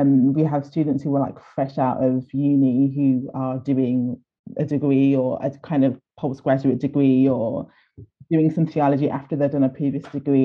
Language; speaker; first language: English; native; English